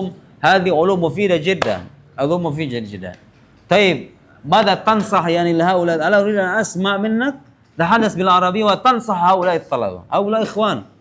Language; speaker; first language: Arabic; non-native, fluent; Indonesian